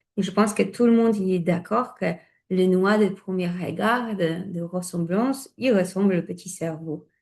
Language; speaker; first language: French; non-native, fluent; Polish